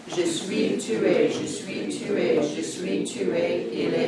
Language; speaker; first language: French; non-native, fluent; English